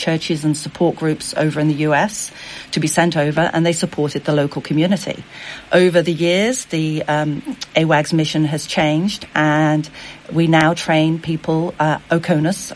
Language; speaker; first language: English; native; English